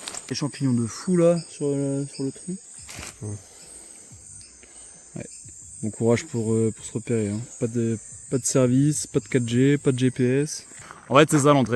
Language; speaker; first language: French; native; French